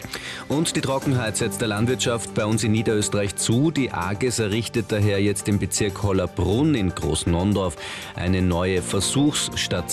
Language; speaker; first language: German; native; German